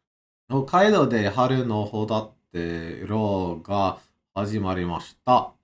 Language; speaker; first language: Japanese; non-native, learner; English